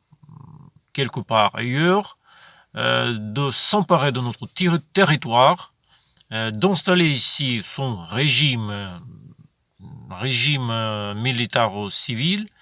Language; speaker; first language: French; non-native, fluent; Ukrainian